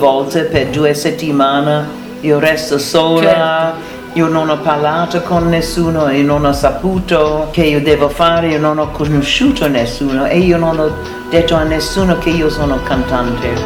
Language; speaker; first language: Italian; non-native, learner; English